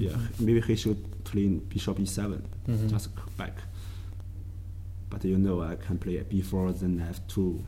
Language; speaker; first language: English; non-native, learner; Chinese